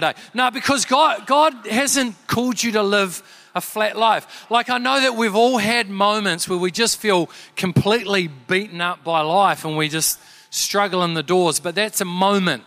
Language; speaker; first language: English; native; English